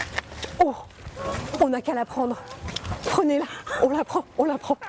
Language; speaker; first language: French; native; French